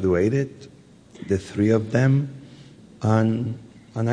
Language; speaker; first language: English; non-native, fluent; Spanish